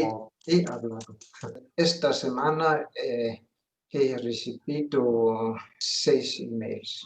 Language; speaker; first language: Spanish; non-native, learner; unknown